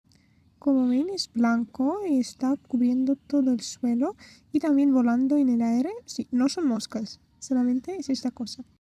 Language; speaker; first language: Spanish; non-native, fluent; Russian